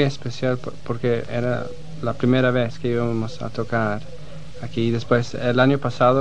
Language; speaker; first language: Spanish; non-native, fluent; English